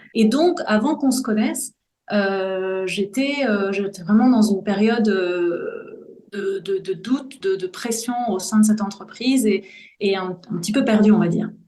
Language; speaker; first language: French; early bilingual, other home language; Spanish